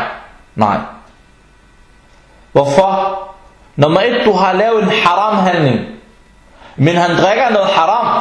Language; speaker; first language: Danish; early bilingual, other home language; Arabic